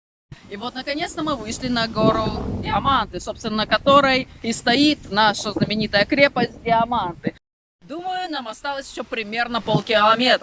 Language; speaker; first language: Russian; native; Russian